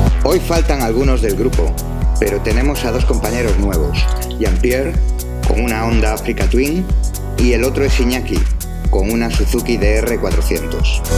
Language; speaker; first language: Spanish; native; Spanish